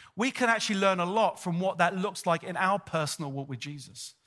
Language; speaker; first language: English; native; English